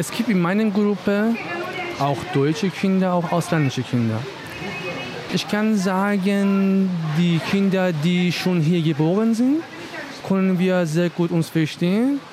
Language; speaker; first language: German; non-native, learner; Persian